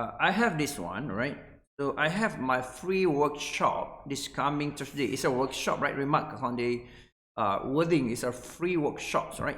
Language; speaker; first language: English; non-native, local second language; Malay